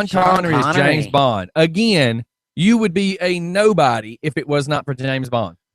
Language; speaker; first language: English; native; English